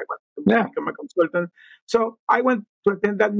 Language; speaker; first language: English; non-native, fluent; Spanish